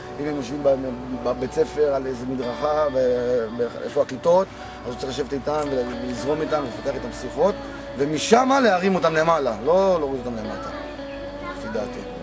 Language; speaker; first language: Hebrew; native; Hebrew